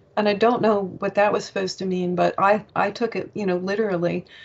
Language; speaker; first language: English; native; English